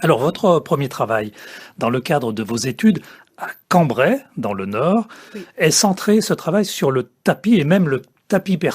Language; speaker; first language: French; native; French